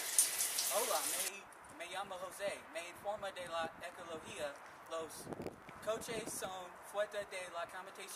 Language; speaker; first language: Spanish; non-native, learner; English